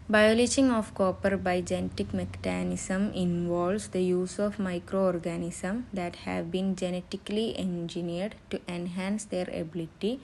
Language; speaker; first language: English; non-native, local second language; Malayalam